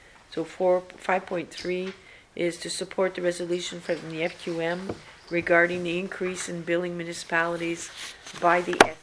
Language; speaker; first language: English; native; English